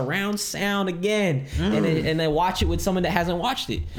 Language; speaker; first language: English; non-native, local second language; Filipino